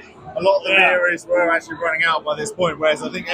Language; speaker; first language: English; native; English